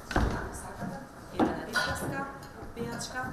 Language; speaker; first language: Macedonian; native; Macedonian